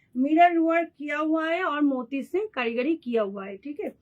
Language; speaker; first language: Hindi; non-native, local second language; Bangla